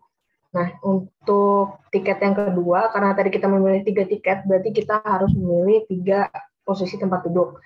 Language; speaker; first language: Indonesian; native; Indonesian